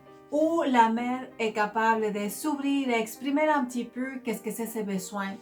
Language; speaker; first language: French; non-native, fluent; Spanish